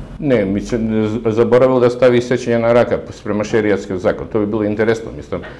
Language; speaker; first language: Macedonian; native; Macedonian